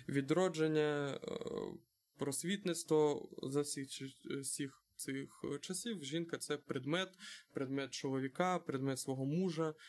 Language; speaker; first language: Ukrainian; non-native, local second language; Russian